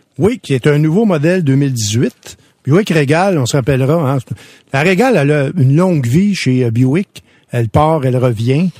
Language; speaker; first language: French; native; French